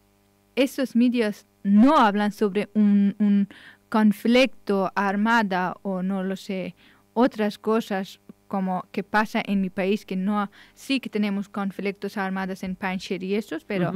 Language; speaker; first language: Spanish; non-native, learner; Persian